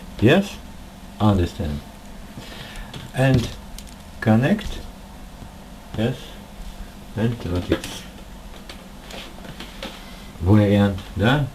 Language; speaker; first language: English; non-native, learner; Russian